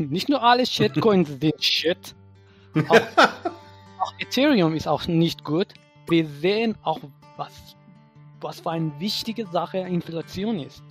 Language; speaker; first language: German; non-native, fluent; Persian